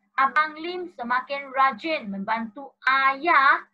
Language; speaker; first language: Malay; non-native, local second language; Chinese